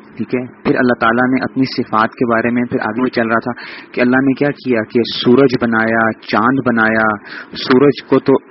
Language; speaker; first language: Urdu; native; Urdu